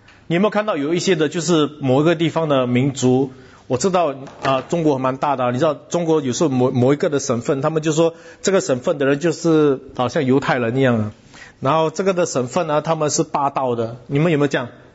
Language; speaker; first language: Chinese; non-native, local second language; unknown